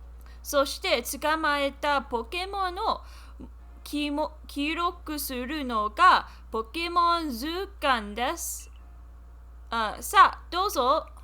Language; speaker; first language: Japanese; non-native, learner; English